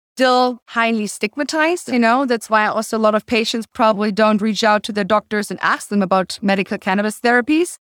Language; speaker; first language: English; non-native, fluent; German